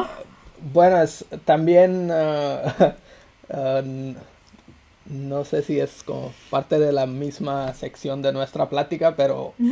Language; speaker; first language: Spanish; non-native, fluent; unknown